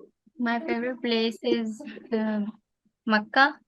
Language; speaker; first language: English; non-native, learner; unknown